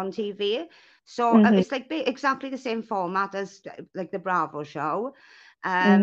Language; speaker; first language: English; native; English